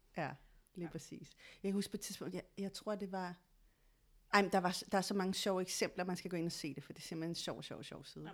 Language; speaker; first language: Danish; early bilingual, other home language; Spanish